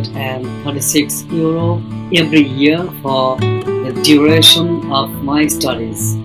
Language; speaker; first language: English; non-native, fluent; Bangla